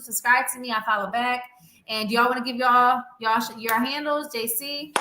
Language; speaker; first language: English; native; English